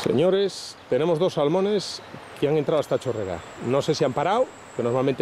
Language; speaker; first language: Spanish; native; Spanish